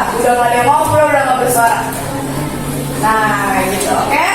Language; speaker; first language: Indonesian; native; Indonesian